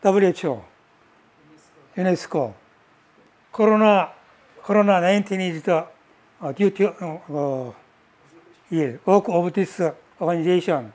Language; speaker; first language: English; non-native, learner; Korean